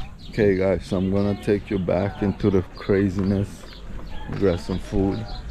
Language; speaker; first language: English; native; English